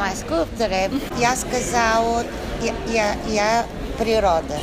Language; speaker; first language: Russian; non-native, learner; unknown